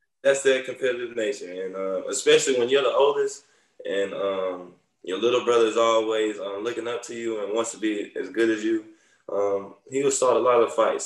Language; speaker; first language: English; native; English